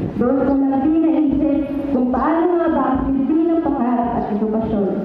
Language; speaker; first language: Filipino; non-native, local second language; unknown